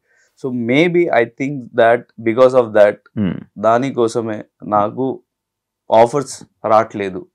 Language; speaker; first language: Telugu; non-native, local second language; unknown